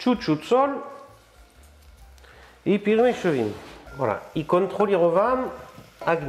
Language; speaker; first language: Russian; non-native, learner; French